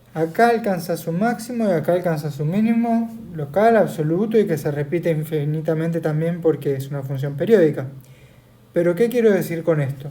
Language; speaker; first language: Spanish; native; Spanish